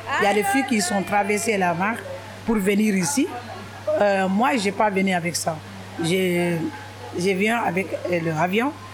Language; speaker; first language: French; non-native, local second language; Wolof